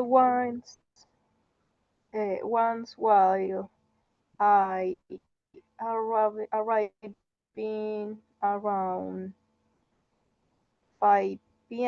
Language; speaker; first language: English; non-native, learner; Spanish